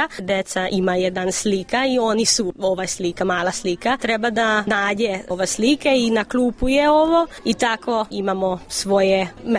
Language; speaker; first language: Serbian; non-native, local second language; Hungarian